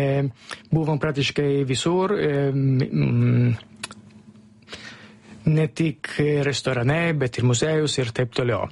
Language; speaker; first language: Lithuanian; non-native, fluent; Italian